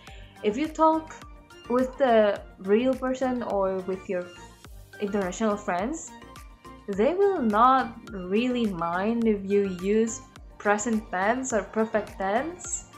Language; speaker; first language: English; non-native, learner; Indonesian